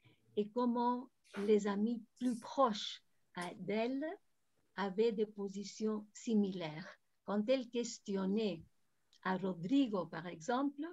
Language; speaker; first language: French; non-native, fluent; Spanish